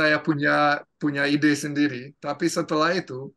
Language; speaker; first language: Indonesian; non-native, fluent; English